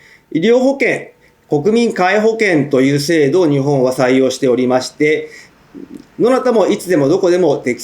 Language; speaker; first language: Japanese; native; Japanese